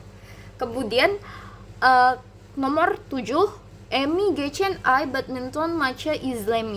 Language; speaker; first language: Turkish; non-native, learner; Indonesian